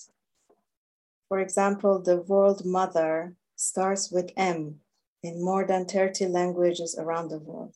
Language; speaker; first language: English; non-native, fluent; Persian